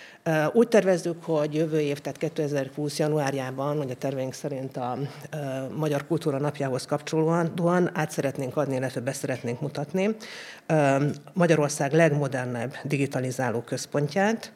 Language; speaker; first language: Hungarian; native; Hungarian